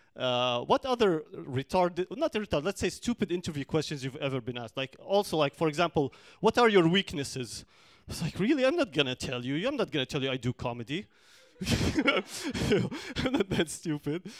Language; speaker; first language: English; non-native, fluent; Arabic